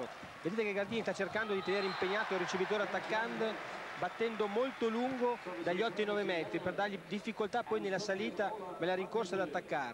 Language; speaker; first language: Italian; native; Italian